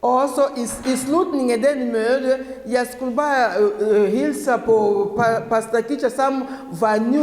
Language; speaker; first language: Danish; non-native, learner; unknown